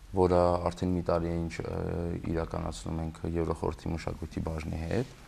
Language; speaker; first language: Armenian; native; Armenian